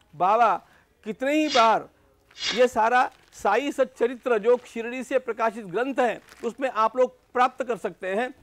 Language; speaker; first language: Hindi; non-native, local second language; Marathi